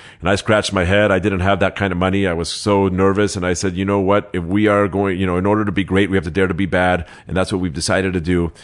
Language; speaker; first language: English; early bilingual, other home language; Spanish